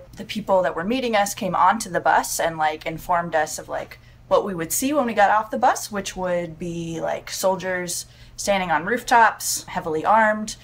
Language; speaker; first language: English; native; English